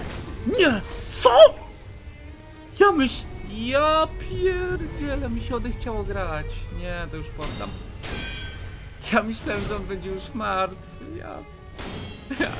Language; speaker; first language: Polish; native; Polish